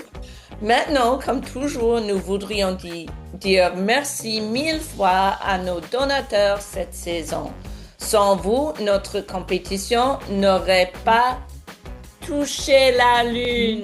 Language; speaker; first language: French; non-native, fluent; English